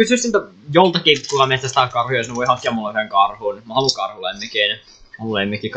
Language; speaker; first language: Finnish; native; Finnish